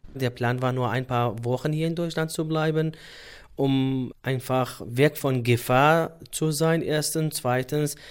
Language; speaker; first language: German; non-native, fluent; Arabic